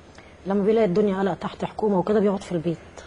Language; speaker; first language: Arabic; native; Arabic